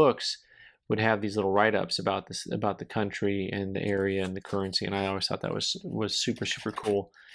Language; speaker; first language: English; native; English